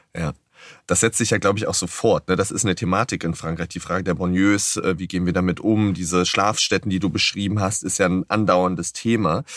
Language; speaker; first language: German; native; German